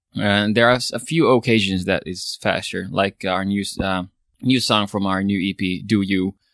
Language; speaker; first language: English; non-native, fluent; Swedish